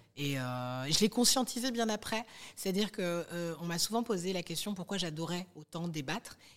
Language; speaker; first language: French; native; French